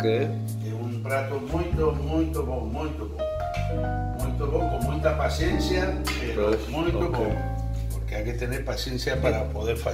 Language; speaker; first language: Portuguese; non-native, learner; Spanish